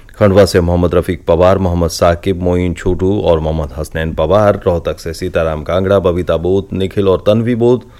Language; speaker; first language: Hindi; native; Hindi